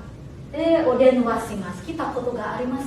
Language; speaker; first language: Japanese; non-native, fluent; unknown